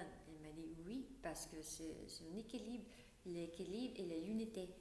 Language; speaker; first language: French; non-native, learner; English